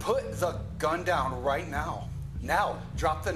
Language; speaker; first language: English; native; English